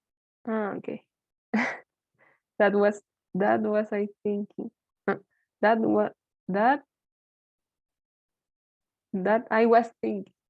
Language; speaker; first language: English; non-native, learner; Spanish